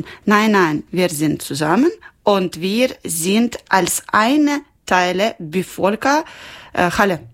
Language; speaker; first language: German; non-native, learner; Ukrainian